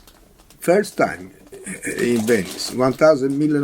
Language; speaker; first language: English; non-native, learner; Italian